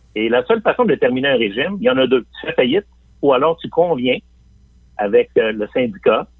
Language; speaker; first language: French; native; French